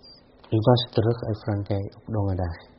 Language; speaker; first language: Dutch; non-native, fluent; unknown